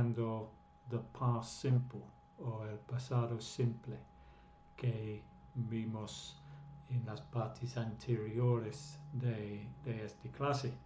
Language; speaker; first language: Spanish; non-native, fluent; English